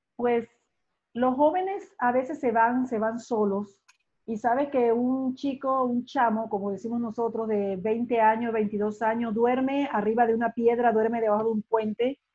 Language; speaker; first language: Spanish; native; Spanish